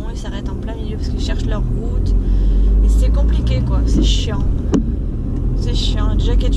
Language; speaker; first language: French; native; French